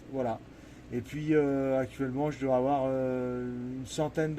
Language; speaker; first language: French; native; French